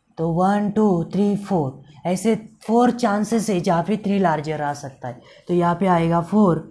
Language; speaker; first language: Hindi; non-native, local second language; Marathi